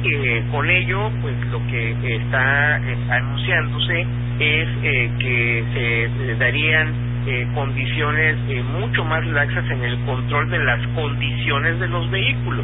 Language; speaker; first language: Spanish; native; Spanish